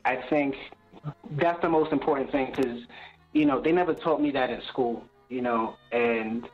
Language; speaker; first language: English; native; English